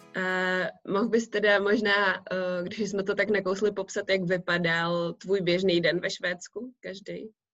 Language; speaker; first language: Czech; native; Czech